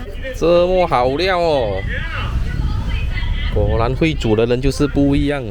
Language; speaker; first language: Chinese; native; Chinese